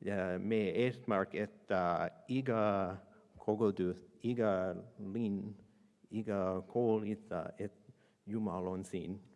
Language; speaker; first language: Estonian; non-native, learner; English